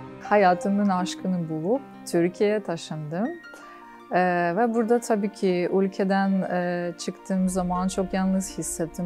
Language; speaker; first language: Turkish; non-native, fluent; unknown